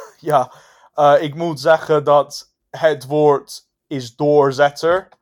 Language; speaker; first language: Dutch; non-native, fluent; English